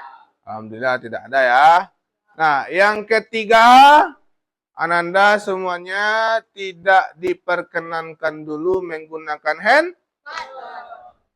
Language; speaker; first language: Indonesian; native; Indonesian